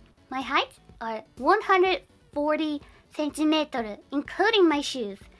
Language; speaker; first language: English; non-native, fluent; Japanese